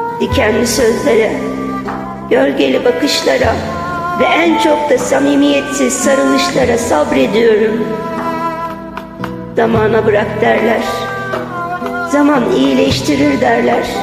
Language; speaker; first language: Turkish; native; Turkish